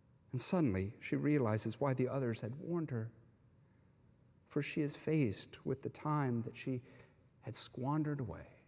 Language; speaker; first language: English; native; English